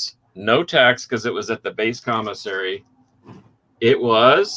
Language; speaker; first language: English; native; English